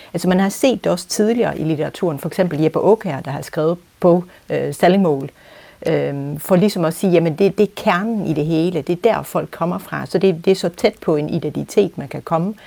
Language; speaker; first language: Danish; native; Danish